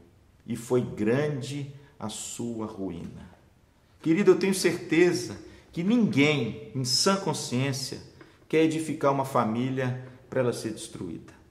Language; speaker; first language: Portuguese; native; Portuguese